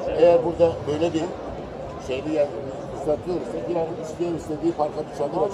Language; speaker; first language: Turkish; native; Turkish